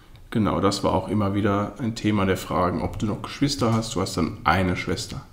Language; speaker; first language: German; native; German